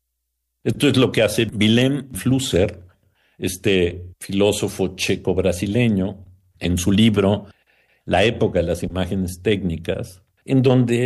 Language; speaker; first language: Spanish; native; Spanish